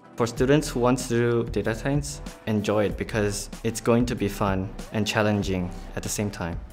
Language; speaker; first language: English; non-native, local second language; Chinese